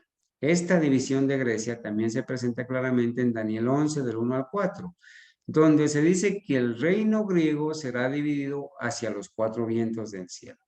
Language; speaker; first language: Spanish; native; Spanish